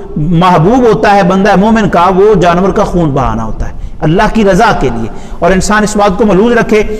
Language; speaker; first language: Urdu; non-native, local second language; Punjabi